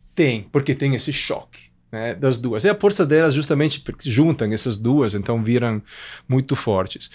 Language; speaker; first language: Portuguese; non-native, fluent; Italian